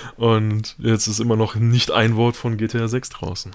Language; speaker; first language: German; native; German